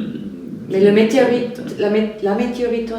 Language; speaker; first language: French; non-native, fluent; German